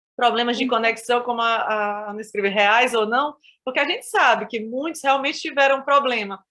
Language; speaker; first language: Portuguese; native; Portuguese